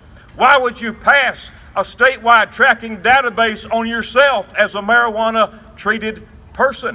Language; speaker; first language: English; native; English